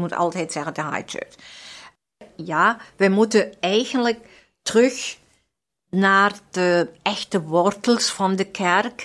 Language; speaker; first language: Dutch; non-native, fluent; German